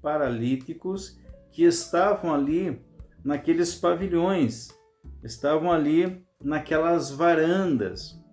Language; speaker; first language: Portuguese; native; Portuguese